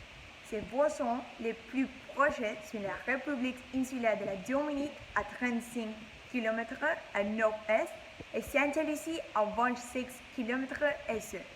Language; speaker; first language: French; non-native, learner; English